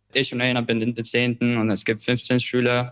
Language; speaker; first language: German; non-native, learner; Albanian